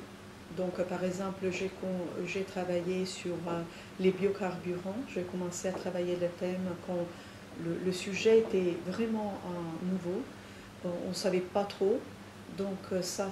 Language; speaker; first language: French; non-native, fluent; Italian